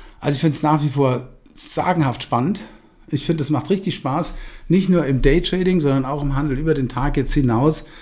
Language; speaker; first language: German; native; German